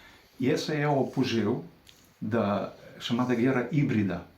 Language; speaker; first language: Portuguese; non-native, fluent; Ukrainian